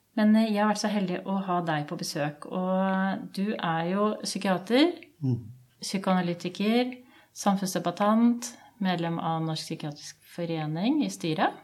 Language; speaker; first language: Norwegian; native; Norwegian